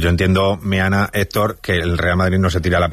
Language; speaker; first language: Spanish; native; Spanish